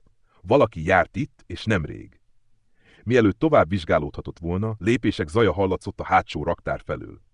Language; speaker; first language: Hungarian; native; Hungarian